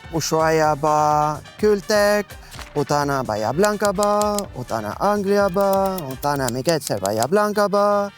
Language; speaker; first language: Hungarian; non-native, fluent; Spanish